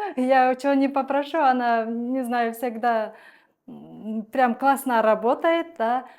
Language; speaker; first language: Russian; non-native, local second language; Kyrgyz